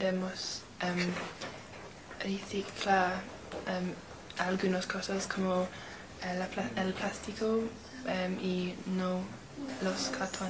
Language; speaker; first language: Spanish; non-native, learner; English